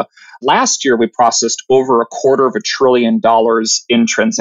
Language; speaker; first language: English; native; English